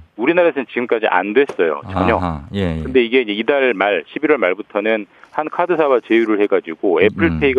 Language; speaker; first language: Korean; native; Korean